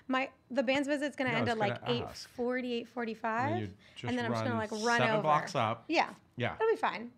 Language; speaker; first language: English; native; English